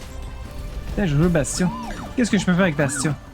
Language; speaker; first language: French; native; French